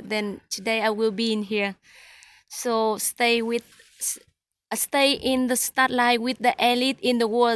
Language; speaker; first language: English; non-native, learner; Vietnamese